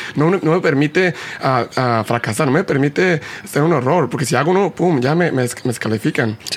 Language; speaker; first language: Spanish; early bilingual, heritage; Spanish